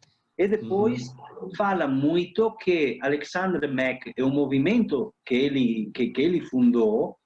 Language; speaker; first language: Portuguese; non-native, fluent; Italian